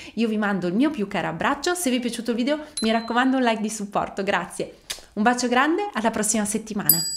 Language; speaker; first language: Italian; native; Italian